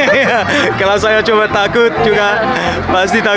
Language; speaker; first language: Indonesian; non-native, learner; English